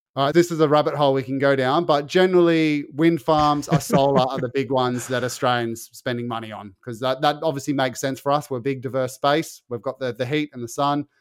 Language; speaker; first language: English; native; English